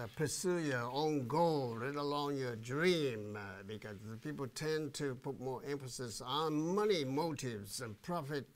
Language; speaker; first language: English; non-native, fluent; Japanese